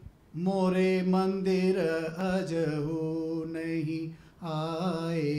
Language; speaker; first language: Hindi; native; Hindi